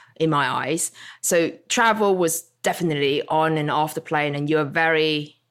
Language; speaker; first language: English; non-native, local second language; Cantonese